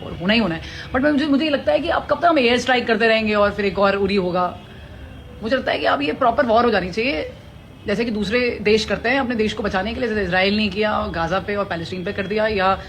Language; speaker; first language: Hindi; native; Hindi